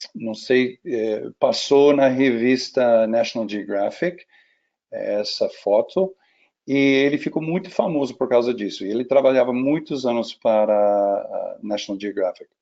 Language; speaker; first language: Portuguese; non-native, fluent; English